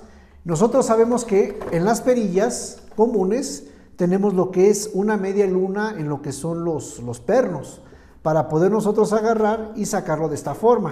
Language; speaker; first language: Spanish; native; Spanish